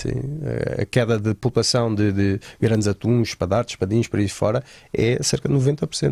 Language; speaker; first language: Portuguese; native; Portuguese